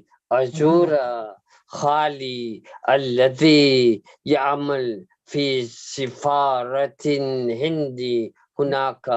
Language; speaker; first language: Arabic; non-native, learner; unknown